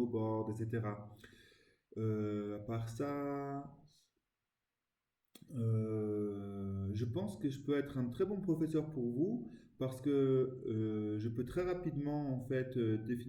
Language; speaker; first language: French; native; French